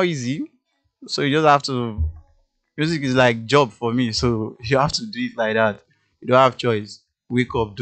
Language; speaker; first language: English; non-native, local second language; Yoruba